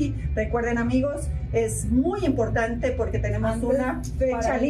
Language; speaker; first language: Spanish; native; Spanish